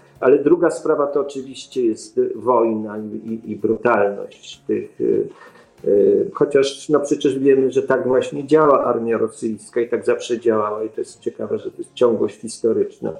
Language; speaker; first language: Polish; native; Polish